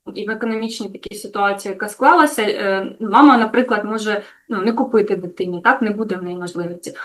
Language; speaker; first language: Ukrainian; native; Ukrainian